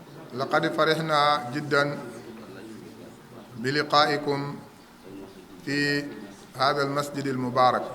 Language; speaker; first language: Arabic; non-native, fluent; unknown